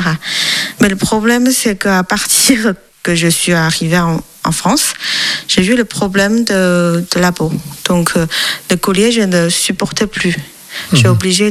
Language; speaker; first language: French; non-native, learner; Chinese